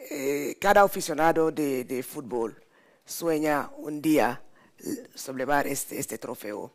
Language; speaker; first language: Spanish; non-native, fluent; French